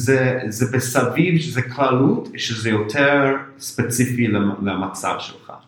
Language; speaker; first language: Hebrew; non-native, fluent; English